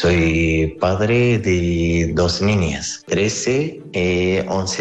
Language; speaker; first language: Spanish; non-native, learner; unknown